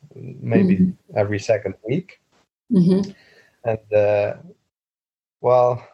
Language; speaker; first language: English; non-native, fluent; Dutch